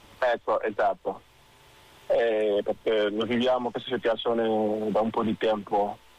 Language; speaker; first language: Italian; non-native, fluent; Wolof